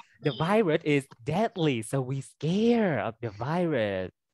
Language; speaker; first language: English; non-native, fluent; Vietnamese